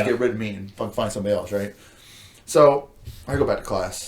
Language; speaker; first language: English; native; English